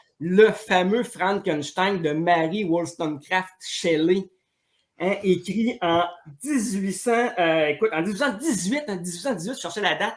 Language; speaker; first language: French; native; French